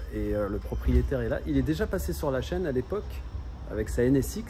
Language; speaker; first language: French; native; French